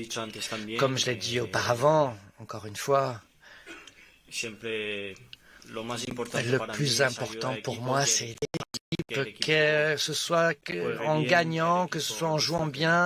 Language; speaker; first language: French; non-native, fluent; Spanish